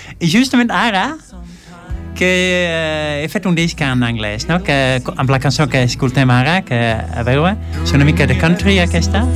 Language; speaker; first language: Catalan; non-native, fluent; Dutch